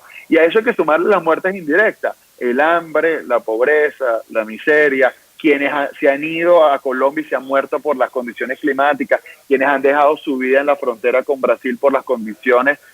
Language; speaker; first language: Spanish; native; Spanish